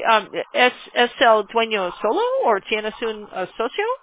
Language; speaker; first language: Spanish; non-native, learner; English